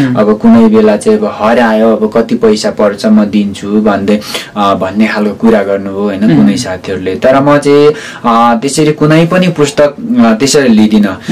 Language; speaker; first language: Nepali; non-native, local second language; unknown